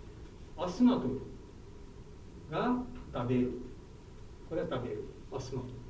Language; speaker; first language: Japanese; non-native, learner; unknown